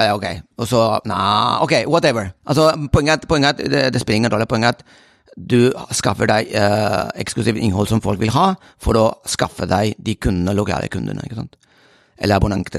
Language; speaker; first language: Norwegian; non-native, fluent; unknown